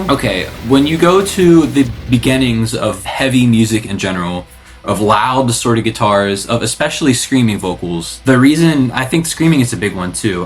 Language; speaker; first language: English; native; English